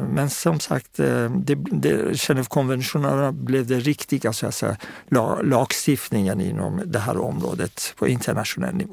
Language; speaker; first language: Swedish; non-native, fluent; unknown